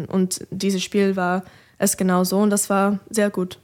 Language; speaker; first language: German; non-native, fluent; English